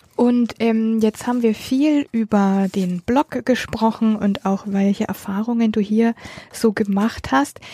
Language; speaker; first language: German; native; German